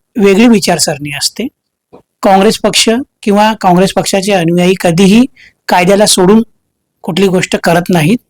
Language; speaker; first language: Marathi; native; Marathi